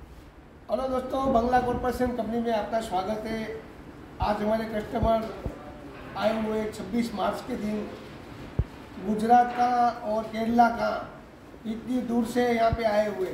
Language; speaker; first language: Hindi; non-native, local second language; Gujarati